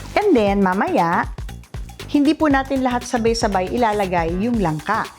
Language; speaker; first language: Filipino; non-native, local second language; Iloko